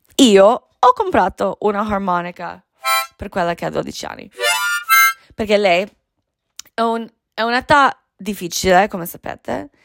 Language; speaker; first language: Italian; non-native, fluent; Croatian